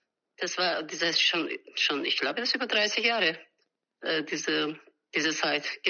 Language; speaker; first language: German; non-native, fluent; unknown